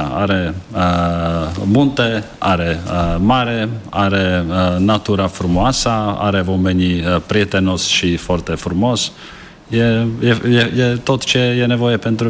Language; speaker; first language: Romanian; non-native, fluent; Czech